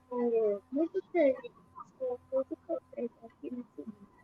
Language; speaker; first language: Portuguese; early bilingual, other home language; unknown